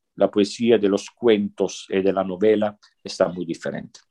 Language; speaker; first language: Spanish; non-native, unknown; Italian